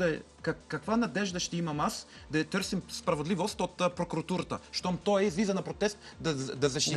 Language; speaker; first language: Bulgarian; non-native, learner; English